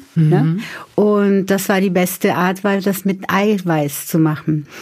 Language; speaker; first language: German; native; German